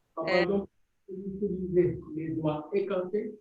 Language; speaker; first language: French; non-native, fluent; Japanese